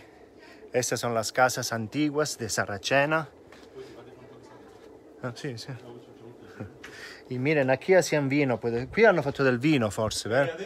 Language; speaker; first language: Spanish; non-native, fluent; Italian